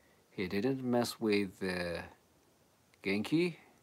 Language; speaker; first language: English; non-native, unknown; Japanese